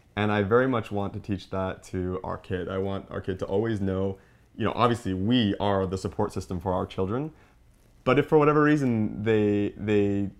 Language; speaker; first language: English; native; English